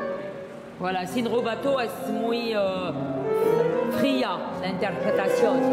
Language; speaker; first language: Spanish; non-native, learner; French